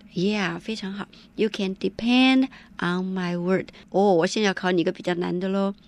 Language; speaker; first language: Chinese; native; Chinese